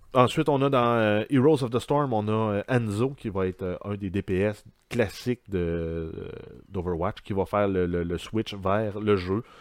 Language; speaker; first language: French; native; French